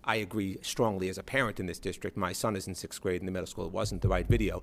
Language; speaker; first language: English; native; English